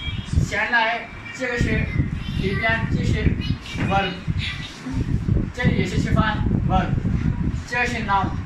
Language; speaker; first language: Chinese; non-native, fluent; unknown